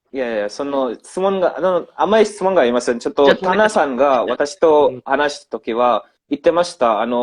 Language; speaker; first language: Japanese; non-native, learner; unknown